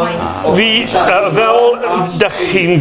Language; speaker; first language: Welsh; non-native, learner; English